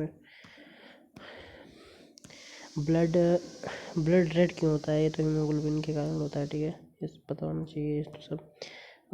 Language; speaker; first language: Hindi; native; Hindi